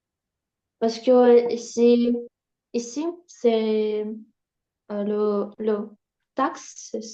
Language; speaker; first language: French; non-native, learner; Ukrainian